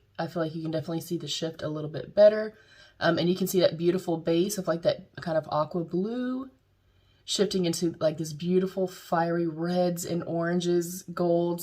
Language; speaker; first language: English; native; English